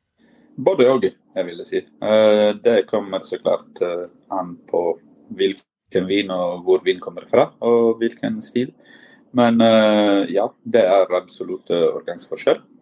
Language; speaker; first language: Norwegian; non-native, fluent; Italian